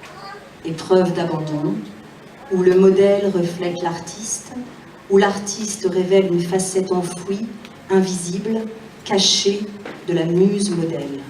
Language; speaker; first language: French; native; French